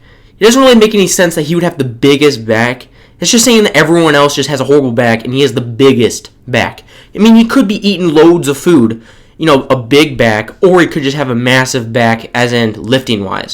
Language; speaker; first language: English; native; English